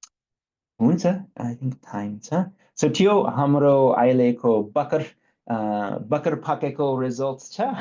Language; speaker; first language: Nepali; non-native, fluent; English